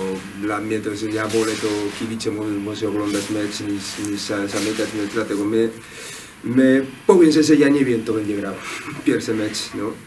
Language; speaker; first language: Polish; non-native, learner; Spanish